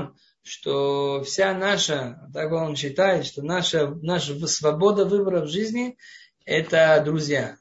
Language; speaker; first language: Russian; non-native, fluent; Hebrew